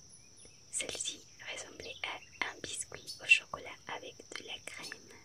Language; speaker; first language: French; non-native, fluent; Spanish